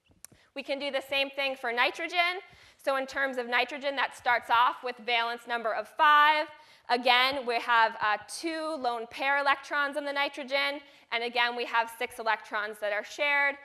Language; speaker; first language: English; native; English